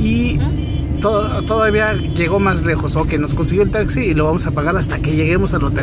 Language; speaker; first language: Spanish; native; Spanish